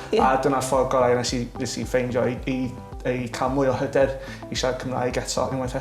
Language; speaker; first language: Welsh; non-native, local second language; English